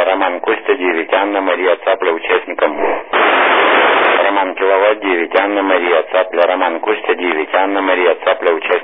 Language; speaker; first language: Russian; native; Russian